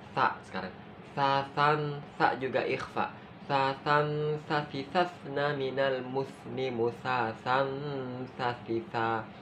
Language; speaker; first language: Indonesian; non-native, local second language; Madurese